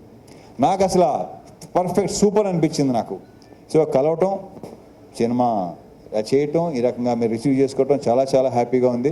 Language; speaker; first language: Telugu; native; Telugu